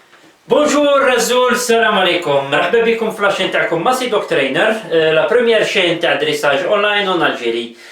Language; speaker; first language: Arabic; native; Arabic